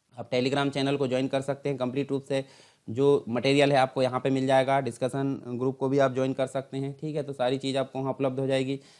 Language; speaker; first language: Hindi; native; Hindi